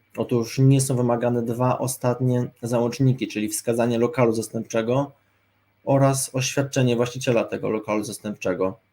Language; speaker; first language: Polish; native; Polish